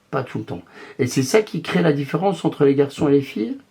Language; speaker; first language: French; native; French